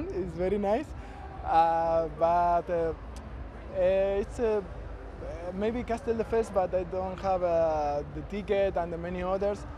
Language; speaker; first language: English; non-native, learner; Spanish